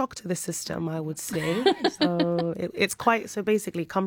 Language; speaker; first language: English; native; English